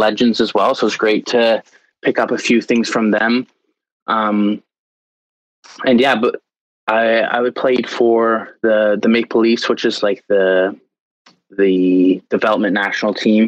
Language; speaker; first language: English; native; English